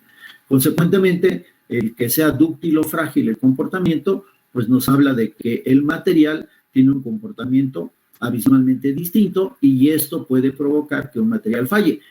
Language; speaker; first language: Spanish; native; Spanish